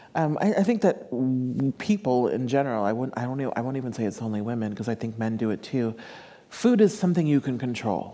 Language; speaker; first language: English; native; English